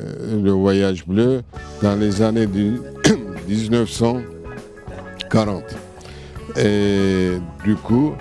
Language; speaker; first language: French; non-native, fluent; Turkish